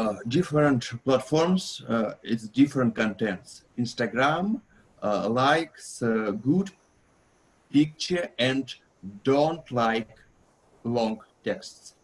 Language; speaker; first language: English; non-native, learner; Russian